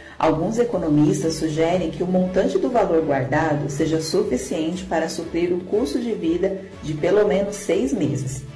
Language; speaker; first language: Portuguese; native; Portuguese